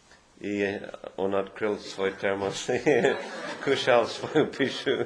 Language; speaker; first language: Russian; non-native, fluent; English